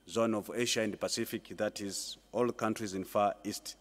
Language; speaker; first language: English; non-native, local second language; Swahili